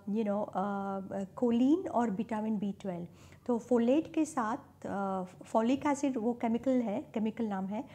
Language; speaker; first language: Hindi; non-native, local second language; Marathi